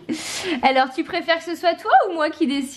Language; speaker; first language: French; native; French